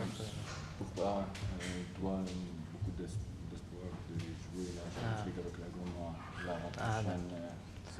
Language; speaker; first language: French; non-native, learner; Italian